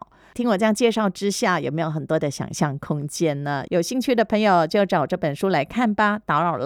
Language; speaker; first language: Chinese; native; Chinese